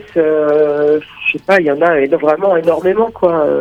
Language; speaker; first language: French; native; French